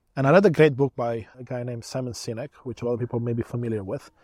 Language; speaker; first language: English; early bilingual, other home language; Romanian